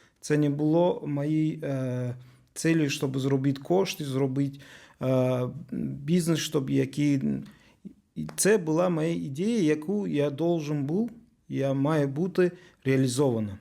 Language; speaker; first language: Ukrainian; non-native, learner; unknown